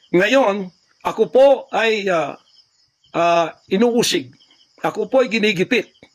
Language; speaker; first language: Filipino; non-native, local second language; Cebuano